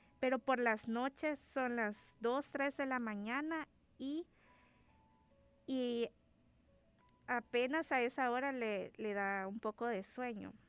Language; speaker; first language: Spanish; native; Spanish